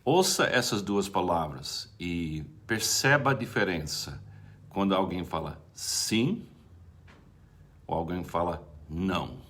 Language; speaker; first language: Portuguese; non-native, fluent; English